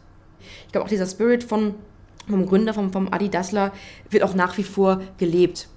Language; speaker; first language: German; native; German